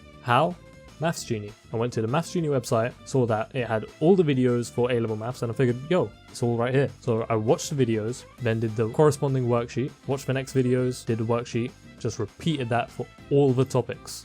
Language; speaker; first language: English; native; English